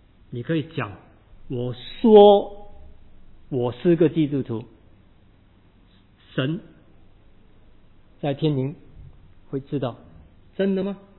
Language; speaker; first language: Chinese; non-native, learner; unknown